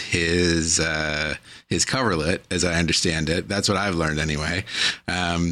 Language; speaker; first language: English; native; English